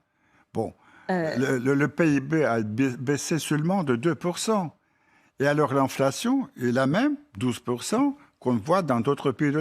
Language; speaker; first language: French; non-native, fluent; Russian